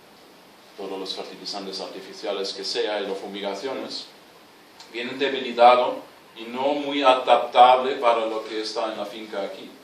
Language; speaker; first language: Spanish; non-native, fluent; German